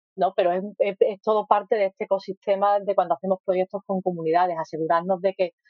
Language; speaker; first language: Spanish; native; Spanish